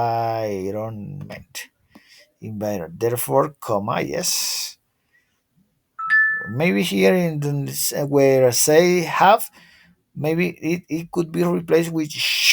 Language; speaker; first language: English; non-native, learner; Spanish